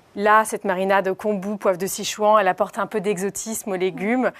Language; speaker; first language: French; native; French